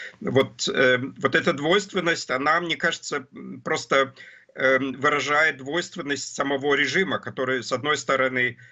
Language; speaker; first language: Russian; non-native, fluent; German